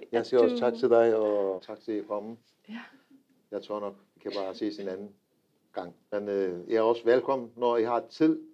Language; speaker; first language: Danish; non-native, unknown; Turkish